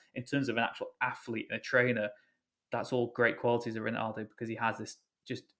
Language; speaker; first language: English; native; English